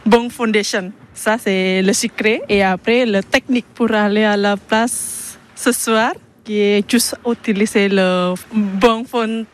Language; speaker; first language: French; non-native, learner; Indonesian